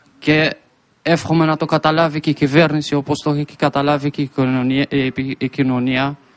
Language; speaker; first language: Greek; non-native, fluent; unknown